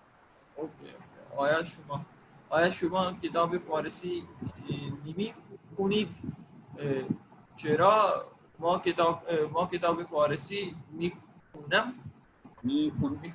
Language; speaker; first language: Persian; non-native, learner; Urdu